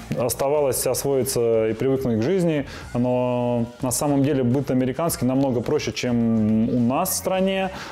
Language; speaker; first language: Russian; native; Russian